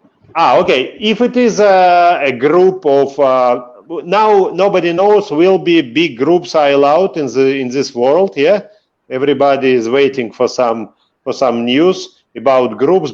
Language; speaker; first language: English; non-native, fluent; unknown